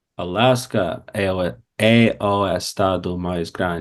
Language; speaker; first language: Portuguese; non-native, fluent; English